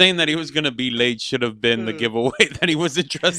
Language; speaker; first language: English; native; English